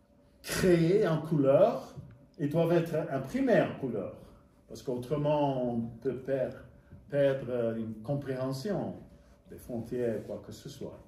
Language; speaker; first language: French; non-native, fluent; English